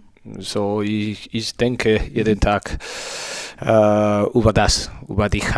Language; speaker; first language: German; non-native, learner; Spanish